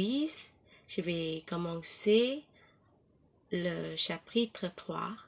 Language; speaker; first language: French; non-native, learner; Thai